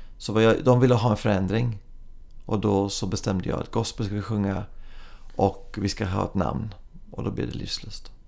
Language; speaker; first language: Swedish; early bilingual, other home language; English